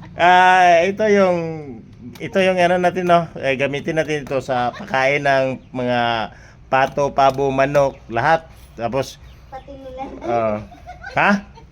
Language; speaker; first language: Filipino; non-native, local second language; Cebuano